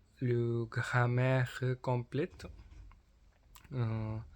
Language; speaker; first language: French; non-native, learner; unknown